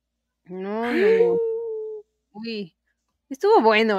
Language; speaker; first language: Spanish; native; Spanish